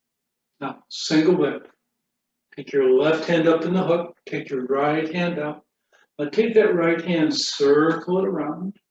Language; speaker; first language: English; native; English